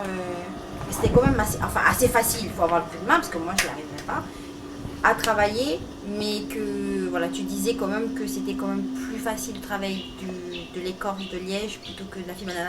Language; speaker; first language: French; native; French